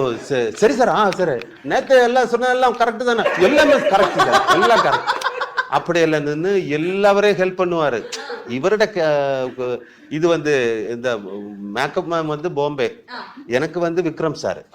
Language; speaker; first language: Tamil; non-native, learner; Malayalam